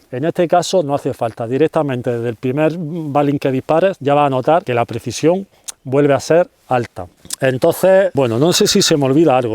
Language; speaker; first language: Spanish; native; Spanish